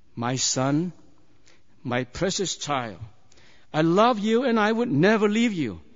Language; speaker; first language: English; non-native, fluent; Chinese